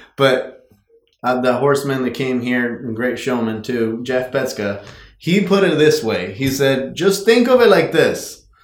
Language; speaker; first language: English; non-native, fluent; Spanish